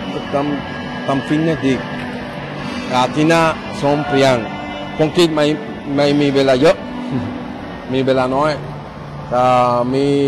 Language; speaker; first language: Thai; non-native, learner; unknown